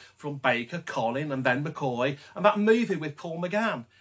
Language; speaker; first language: English; native; English